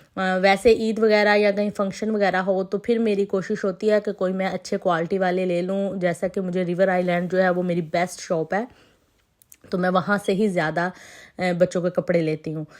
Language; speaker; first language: Urdu; non-native, local second language; Punjabi